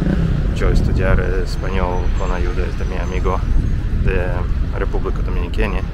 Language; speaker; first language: Spanish; non-native, learner; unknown